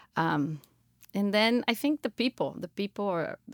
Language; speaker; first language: English; non-native, fluent; Portuguese